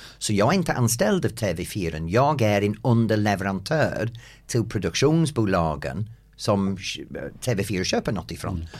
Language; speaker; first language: Swedish; non-native, fluent; English